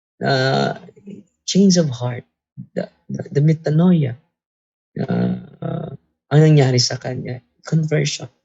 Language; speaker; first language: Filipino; non-native, local second language; Cebuano